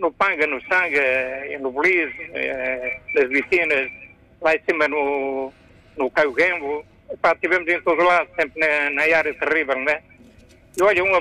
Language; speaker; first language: Portuguese; native; Portuguese